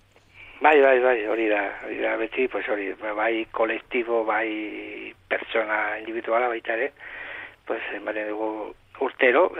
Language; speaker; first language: Basque; non-native, local second language; Spanish